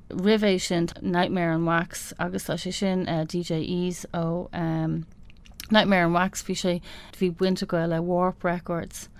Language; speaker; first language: Irish; non-native, local second language; English